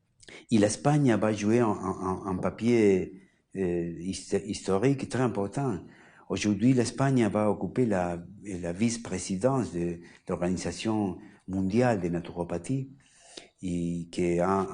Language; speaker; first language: French; non-native, learner; Spanish